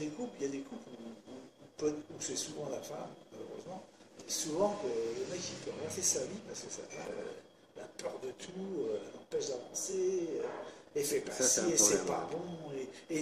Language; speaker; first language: French; native; French